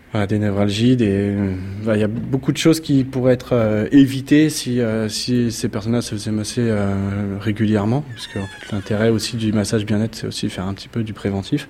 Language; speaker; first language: French; native; French